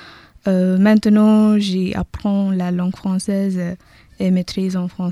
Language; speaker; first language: French; non-native, learner; Tamil